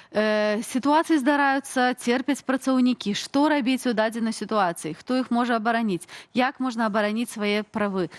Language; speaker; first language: Belarusian; native; Belarusian